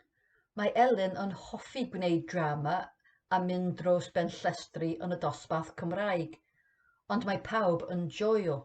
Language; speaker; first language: Welsh; non-native, learner; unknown